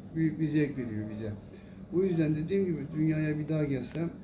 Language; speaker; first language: Turkish; native; Turkish